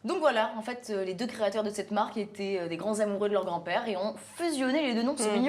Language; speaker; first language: French; native; French